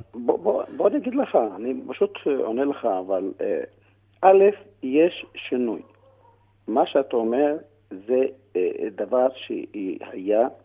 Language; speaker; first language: Hebrew; non-native, local second language; Arabic